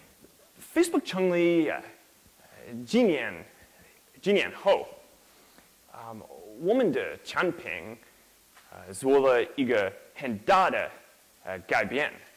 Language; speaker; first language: Chinese; non-native, learner; English